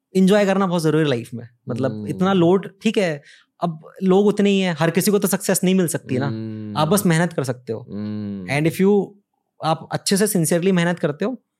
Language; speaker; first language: Hindi; native; Hindi